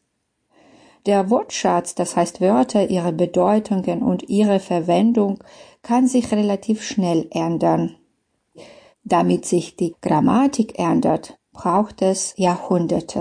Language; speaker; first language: German; non-native, fluent; Belarusian